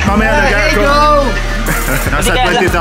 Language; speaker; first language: Filipino; non-native, learner; Arabic